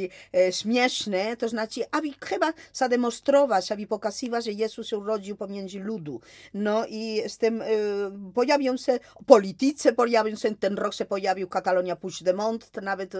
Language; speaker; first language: Polish; non-native, fluent; Spanish